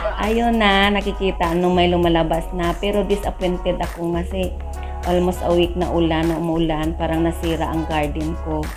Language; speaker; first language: Filipino; non-native, local second language; Hiligaynon